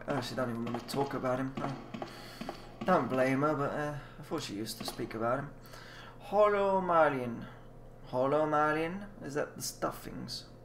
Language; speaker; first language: English; native; English